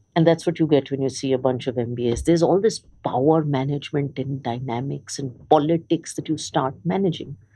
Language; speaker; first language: English; early bilingual, other home language; Hindi